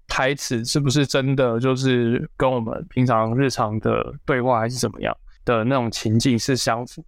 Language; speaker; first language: Chinese; native; Chinese